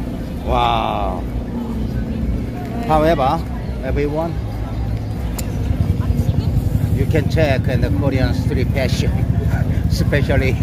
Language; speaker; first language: English; non-native, learner; Korean